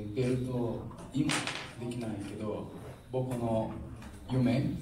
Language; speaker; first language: Japanese; non-native, learner; Portuguese